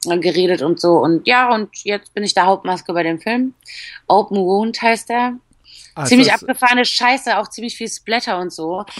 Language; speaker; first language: German; early bilingual, other home language; Polish